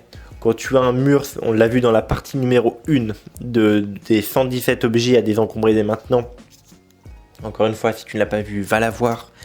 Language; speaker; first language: French; native; French